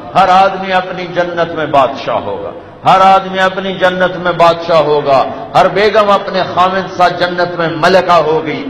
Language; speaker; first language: Urdu; non-native, local second language; Punjabi